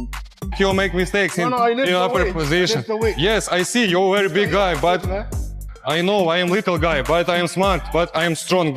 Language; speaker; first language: English; non-native, learner; Russian